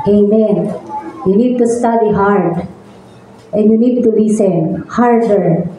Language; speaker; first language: English; non-native, local second language; Filipino